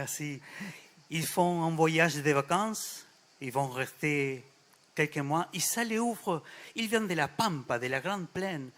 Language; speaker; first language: French; non-native, fluent; Spanish